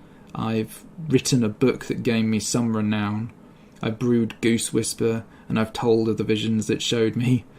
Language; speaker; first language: English; native; English